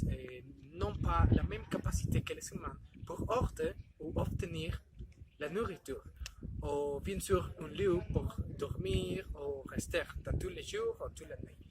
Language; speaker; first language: French; non-native, learner; Spanish